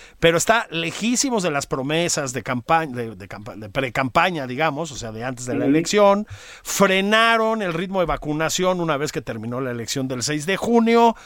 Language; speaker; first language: Spanish; native; Spanish